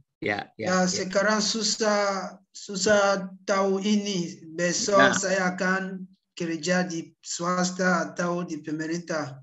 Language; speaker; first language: Indonesian; non-native, learner; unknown